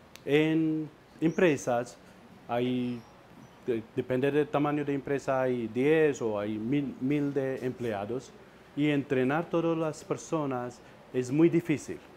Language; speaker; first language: Spanish; non-native, learner; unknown